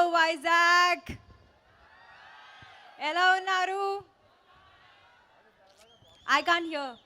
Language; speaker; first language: Telugu; non-native, learner; Hindi